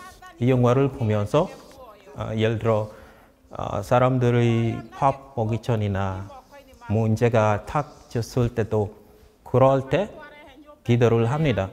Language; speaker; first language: Korean; non-native, fluent; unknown